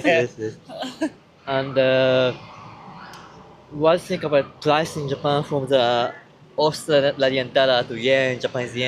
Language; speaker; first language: English; non-native, learner; Japanese